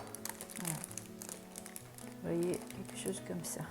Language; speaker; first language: French; non-native, learner; Japanese